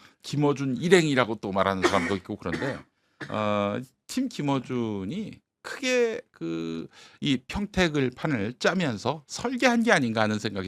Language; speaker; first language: Korean; native; Korean